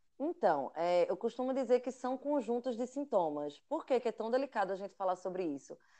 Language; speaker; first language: Portuguese; native; Portuguese